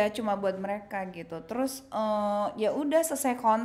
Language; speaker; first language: Indonesian; native; Indonesian